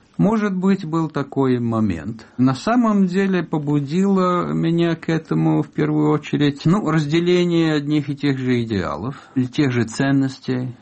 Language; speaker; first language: Russian; non-native, fluent; Italian